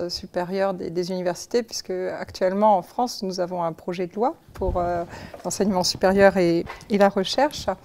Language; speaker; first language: French; native; French